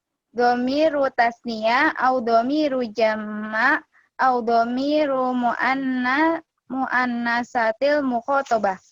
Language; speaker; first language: Arabic; non-native, learner; Indonesian